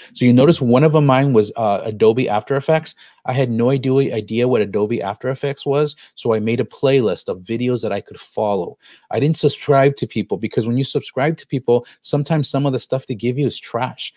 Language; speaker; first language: English; early bilingual, other home language; Spanish